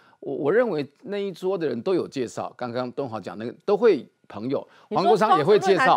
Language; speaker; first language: Chinese; native; Chinese